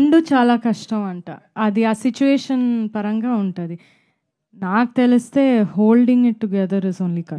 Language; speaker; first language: Telugu; non-native, fluent; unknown